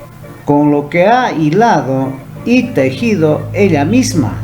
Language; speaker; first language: Spanish; non-native, local second language; Quechua